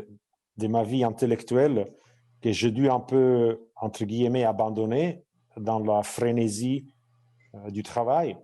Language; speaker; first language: French; non-native, fluent; Italian